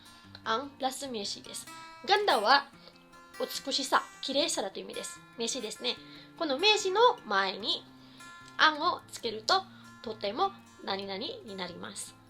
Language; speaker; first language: Japanese; non-native, fluent; Filipino